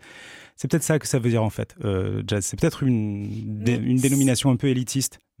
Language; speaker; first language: French; native; French